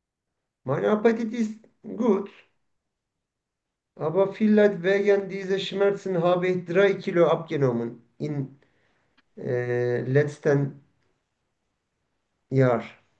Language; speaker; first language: German; non-native, learner; Turkish